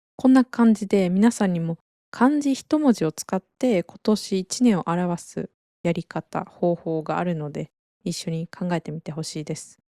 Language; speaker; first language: Japanese; native; Japanese